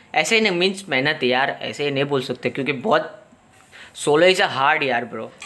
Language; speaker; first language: Hindi; non-native, local second language; Gujarati